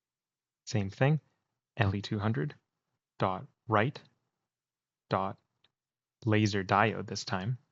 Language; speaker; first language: English; native; English